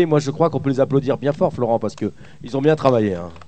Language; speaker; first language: French; native; French